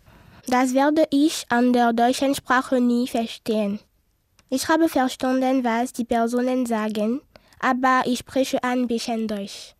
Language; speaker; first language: German; non-native, learner; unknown